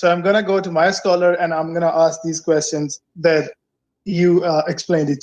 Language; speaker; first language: English; non-native, fluent; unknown